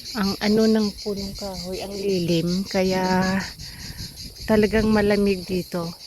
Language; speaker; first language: Filipino; non-native, local second language; Cebuano